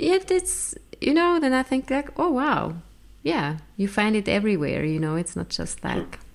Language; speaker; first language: English; non-native, fluent; German